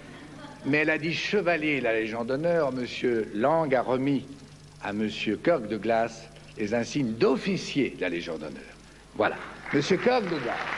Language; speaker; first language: French; native; French